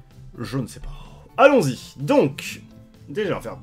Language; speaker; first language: French; native; French